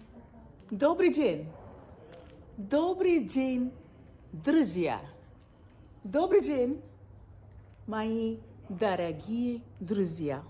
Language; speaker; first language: Russian; non-native, fluent; Bangla